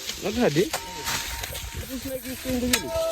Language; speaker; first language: English; non-native, local second language; Fijian